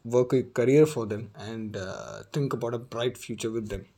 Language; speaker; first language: English; non-native, local second language; Malayalam